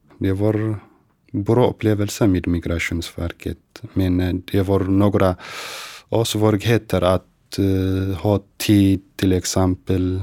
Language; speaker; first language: Swedish; non-native, learner; Tigrinya